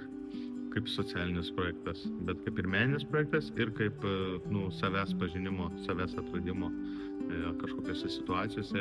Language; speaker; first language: Lithuanian; native; Lithuanian